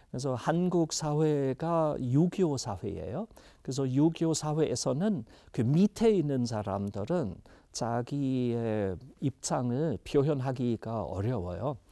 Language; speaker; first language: Korean; non-native, fluent; German